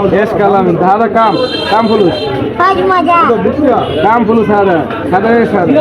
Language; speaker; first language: Arabic; non-native, learner; Bangla